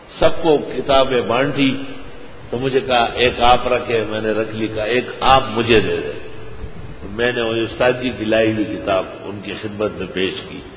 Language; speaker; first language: Urdu; non-native, local second language; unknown